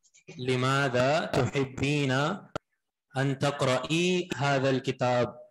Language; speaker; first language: Arabic; non-native, fluent; Urdu